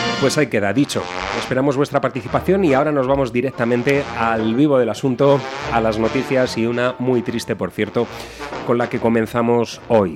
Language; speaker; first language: Spanish; native; Spanish